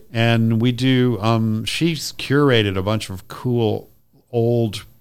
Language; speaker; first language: English; native; English